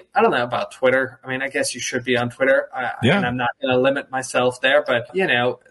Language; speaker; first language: English; early bilingual, other home language; German